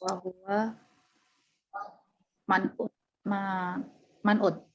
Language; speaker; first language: Arabic; non-native, learner; Indonesian